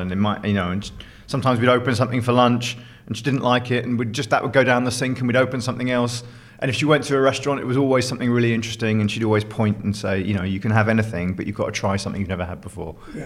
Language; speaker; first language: English; native; English